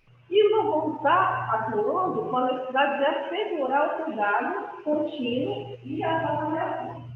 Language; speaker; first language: Portuguese; native; Portuguese